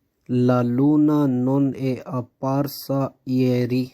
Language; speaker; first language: Italian; non-native, fluent; Urdu